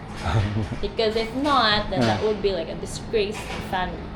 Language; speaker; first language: English; non-native, local second language; Filipino